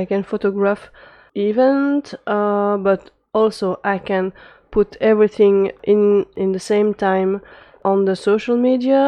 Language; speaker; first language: English; non-native, fluent; French